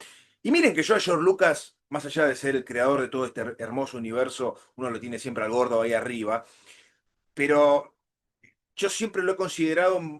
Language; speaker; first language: Spanish; native; Spanish